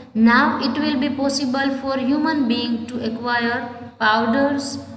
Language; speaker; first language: English; non-native, local second language; Gujarati